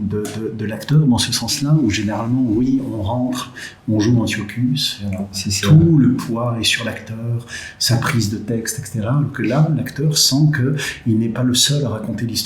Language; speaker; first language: French; native; French